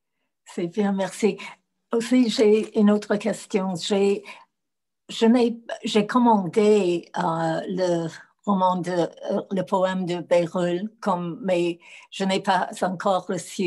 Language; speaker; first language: French; non-native, fluent; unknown